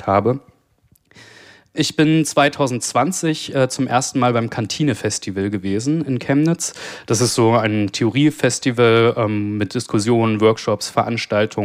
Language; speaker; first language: German; native; German